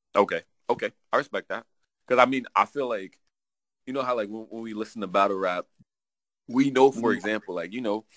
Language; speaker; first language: English; native; English